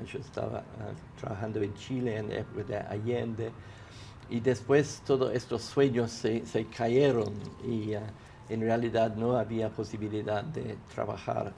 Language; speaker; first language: Spanish; non-native, fluent; English